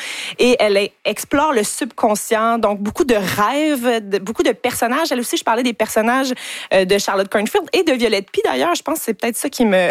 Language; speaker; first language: French; native; French